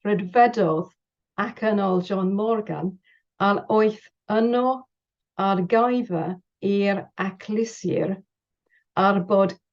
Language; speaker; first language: Welsh; non-native, learner; English